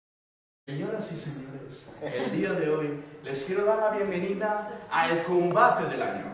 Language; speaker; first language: Spanish; native; Spanish